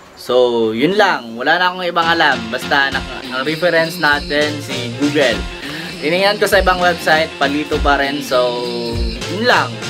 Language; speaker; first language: Filipino; non-native, local second language; Cebuano